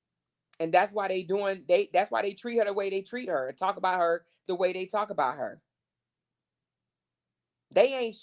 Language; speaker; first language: English; native; English